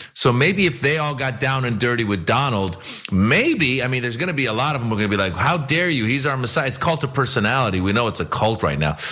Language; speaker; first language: English; non-native, fluent; Persian